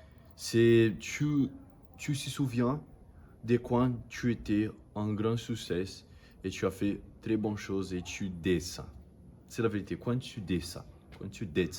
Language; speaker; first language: French; non-native, learner; Portuguese